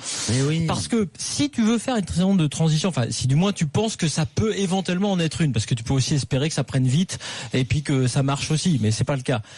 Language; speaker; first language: French; native; French